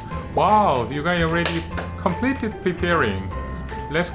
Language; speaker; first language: English; non-native, learner; Korean